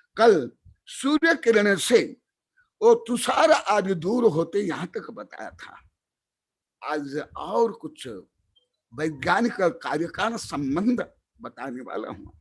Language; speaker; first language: Hindi; non-native, local second language; Odia